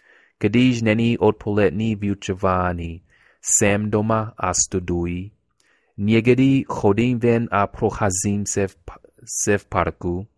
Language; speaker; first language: Czech; non-native, learner; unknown